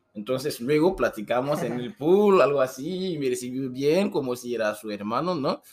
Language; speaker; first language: Spanish; non-native, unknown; Susu